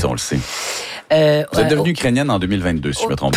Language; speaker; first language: French; native; French